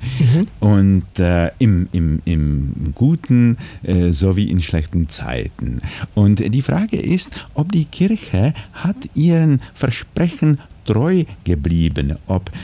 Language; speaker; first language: German; non-native, fluent; Czech